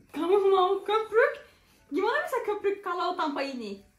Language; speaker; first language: Indonesian; non-native, learner; Turkish